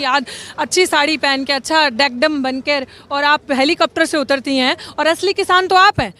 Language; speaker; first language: Hindi; native; Hindi